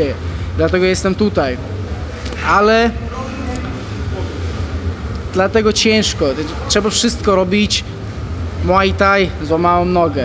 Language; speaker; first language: Polish; non-native, fluent; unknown